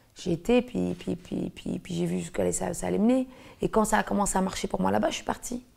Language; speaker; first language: French; native; French